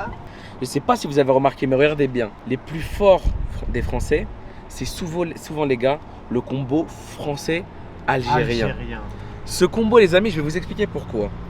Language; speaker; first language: French; native; French